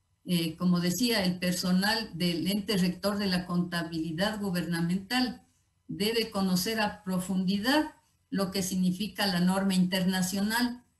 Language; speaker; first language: Spanish; native; Spanish